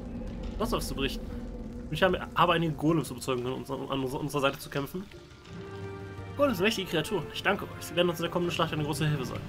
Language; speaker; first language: German; native; German